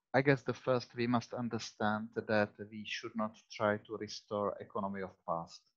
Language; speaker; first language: English; non-native, fluent; Czech